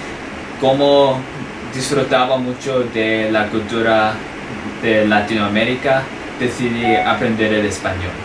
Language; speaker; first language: Spanish; non-native, fluent; English